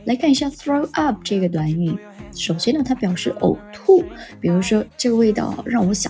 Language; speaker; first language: Chinese; native; Chinese